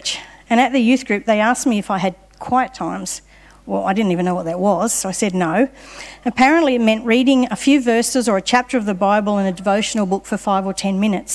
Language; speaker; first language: English; native; English